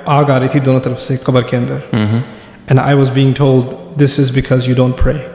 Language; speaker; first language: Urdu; early bilingual, other home language; German